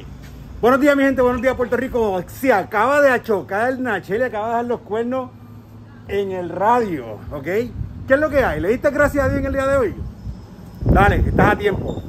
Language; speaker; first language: Spanish; native; Spanish